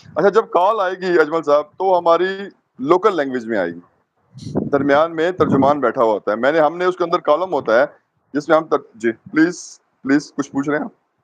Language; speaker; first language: Urdu; non-native, local second language; Pashto